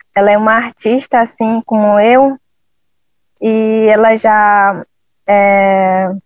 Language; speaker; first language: Portuguese; non-native, local second language; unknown